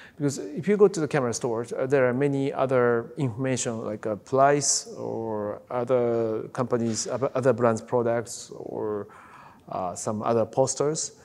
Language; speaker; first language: English; non-native, fluent; Japanese